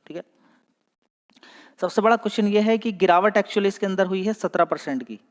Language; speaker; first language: Hindi; native; Hindi